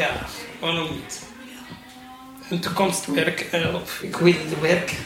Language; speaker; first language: Dutch; non-native, learner; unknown